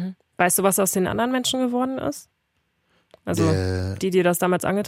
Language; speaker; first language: German; native; German